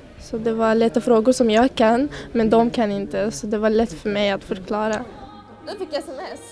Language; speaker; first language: Swedish; non-native, fluent; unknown